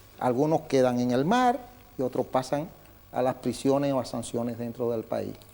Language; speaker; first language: Spanish; native; Spanish